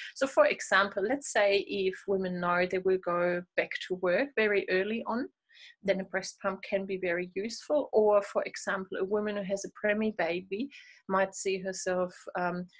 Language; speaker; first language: English; non-native, fluent; German